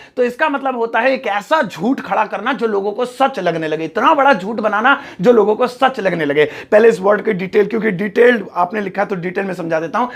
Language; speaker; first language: Hindi; native; Hindi